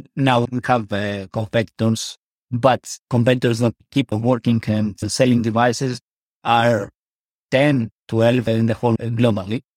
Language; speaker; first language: English; non-native, learner; Greek